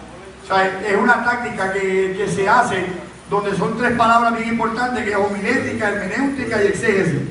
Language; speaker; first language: Spanish; native; Spanish